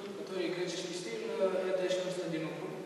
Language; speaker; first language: Russian; non-native, learner; Greek